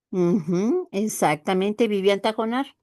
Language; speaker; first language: Spanish; native; Spanish